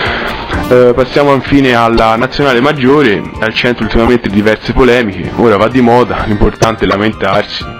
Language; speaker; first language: Italian; native; Italian